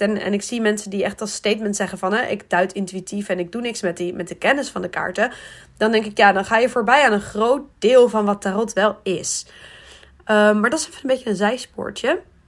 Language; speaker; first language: Dutch; native; Dutch